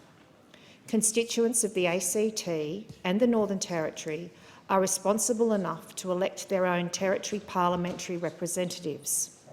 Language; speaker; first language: English; native; English